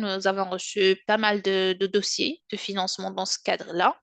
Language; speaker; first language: French; non-native, local second language; Arabic